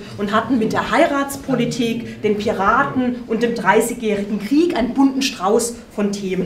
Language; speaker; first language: German; native; German